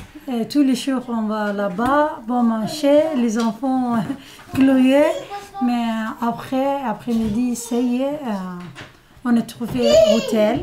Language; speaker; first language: French; non-native, learner; Somali